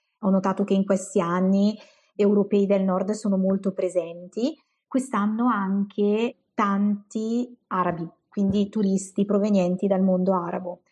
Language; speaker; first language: Italian; native; Italian